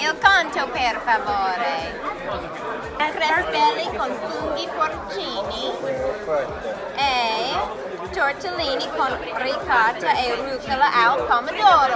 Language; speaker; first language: Italian; non-native, learner; English